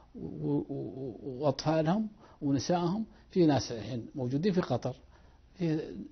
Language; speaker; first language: Arabic; native; Arabic